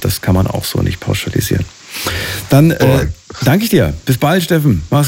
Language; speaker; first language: German; native; German